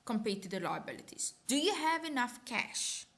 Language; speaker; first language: English; non-native, local second language; Afrikaans